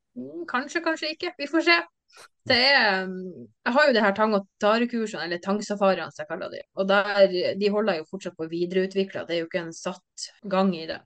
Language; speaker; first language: Norwegian; native; Norwegian